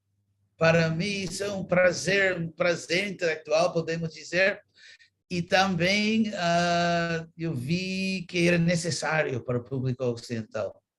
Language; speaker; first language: Portuguese; non-native, fluent; English